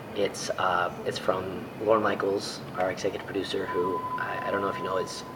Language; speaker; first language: English; native; English